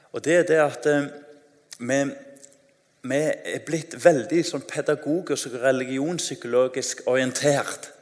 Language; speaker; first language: Norwegian; native; Norwegian